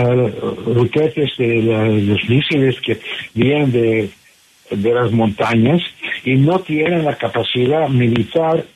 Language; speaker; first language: Spanish; non-native, fluent; English